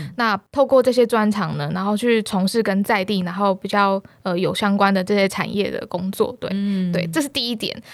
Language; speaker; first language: Chinese; native; Chinese